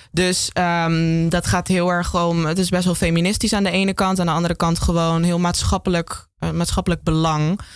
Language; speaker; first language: Dutch; native; Dutch